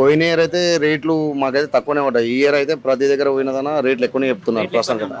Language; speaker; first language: Telugu; native; Telugu